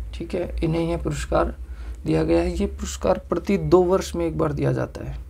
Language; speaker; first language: Hindi; native; Hindi